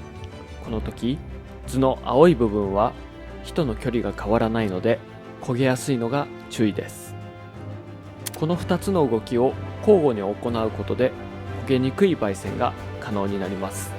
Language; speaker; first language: Japanese; native; Japanese